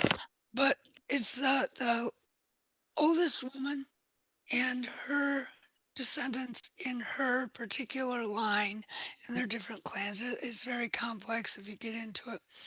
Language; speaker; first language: English; native; English